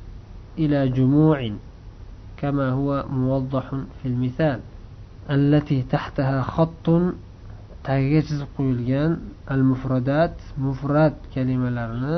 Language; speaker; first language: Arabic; non-native, fluent; Uzbek